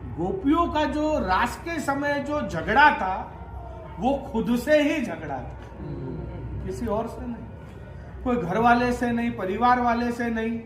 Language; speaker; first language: Hindi; non-native, local second language; Gujarati